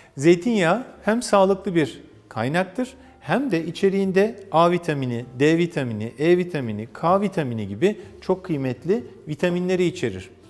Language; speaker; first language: Turkish; native; Turkish